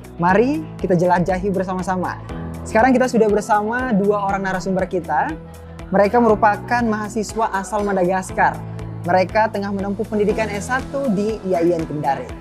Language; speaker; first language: Indonesian; native; Indonesian